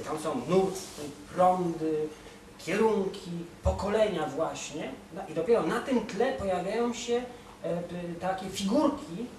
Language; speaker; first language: Polish; native; Polish